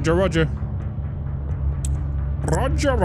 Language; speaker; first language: English; native; English